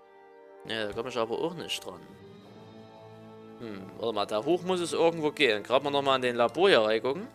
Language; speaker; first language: German; native; German